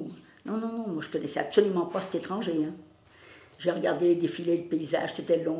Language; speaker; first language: French; native; French